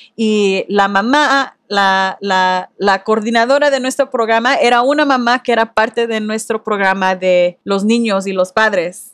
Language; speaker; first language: Spanish; early bilingual, heritage; Spanish